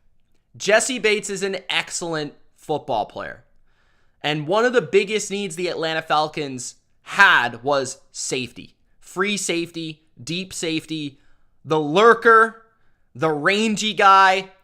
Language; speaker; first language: English; native; English